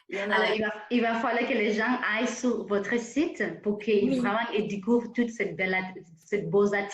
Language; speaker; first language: French; non-native, fluent; English